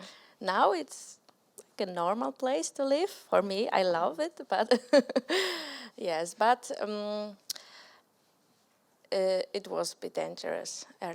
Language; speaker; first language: English; non-native, learner; Polish